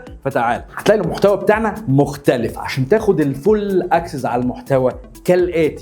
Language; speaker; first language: Arabic; native; Arabic